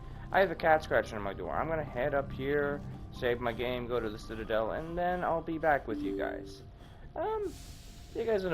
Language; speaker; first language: English; native; English